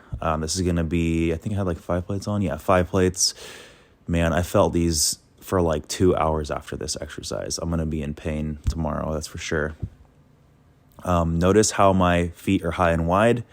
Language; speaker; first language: English; native; English